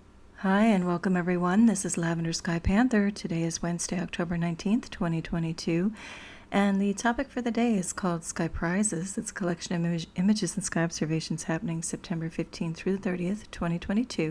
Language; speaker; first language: English; native; English